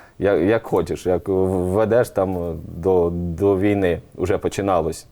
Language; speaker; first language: Ukrainian; native; Ukrainian